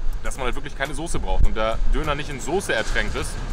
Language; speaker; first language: German; native; German